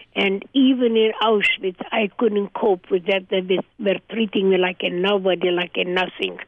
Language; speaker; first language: English; early bilingual, other home language; Hungarian